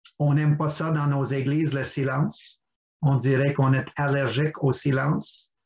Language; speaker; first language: French; non-native, local second language; English